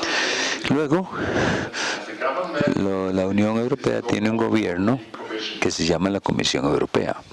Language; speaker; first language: Spanish; non-native, fluent; German